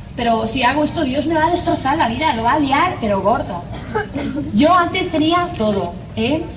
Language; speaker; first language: Spanish; non-native, fluent; English